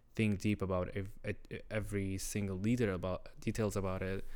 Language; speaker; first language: English; non-native, learner; Arabic